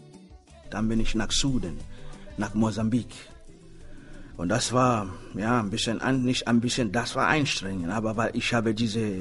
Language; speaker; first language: German; non-native, learner; Swahili